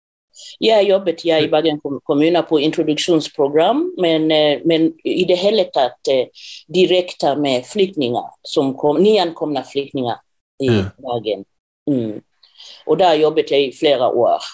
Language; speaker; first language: Norwegian; non-native, fluent; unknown